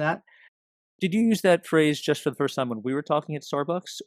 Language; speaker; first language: English; native; English